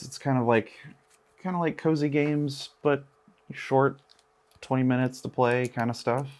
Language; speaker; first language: English; native; English